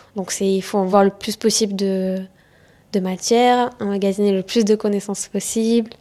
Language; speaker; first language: French; native; French